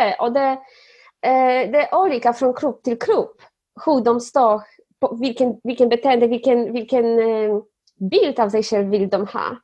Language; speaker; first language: Swedish; non-native, fluent; Polish